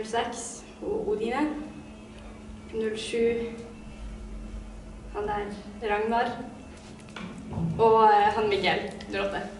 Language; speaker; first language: Norwegian; native; Norwegian